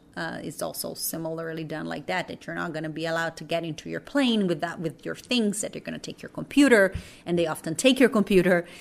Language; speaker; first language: English; non-native, fluent; Portuguese